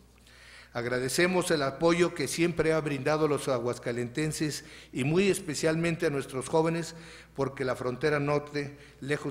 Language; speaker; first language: Spanish; native; Spanish